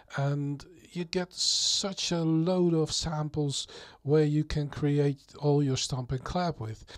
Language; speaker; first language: English; non-native, fluent; Dutch